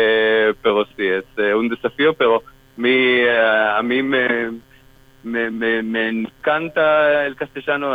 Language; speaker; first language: Spanish; non-native, fluent; Hebrew